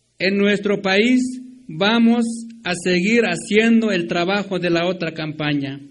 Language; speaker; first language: Spanish; non-native, local second language; Tzotzil